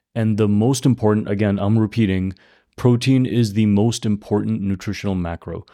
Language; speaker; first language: English; early bilingual, other home language; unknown